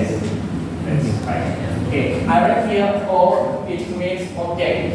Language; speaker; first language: English; non-native, fluent; Indonesian